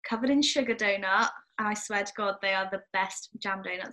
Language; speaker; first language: English; native; English